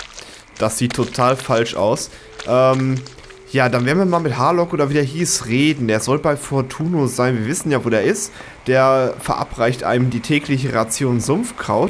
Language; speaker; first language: German; native; German